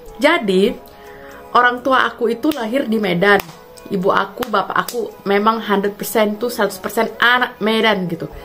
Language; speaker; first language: Indonesian; native; Indonesian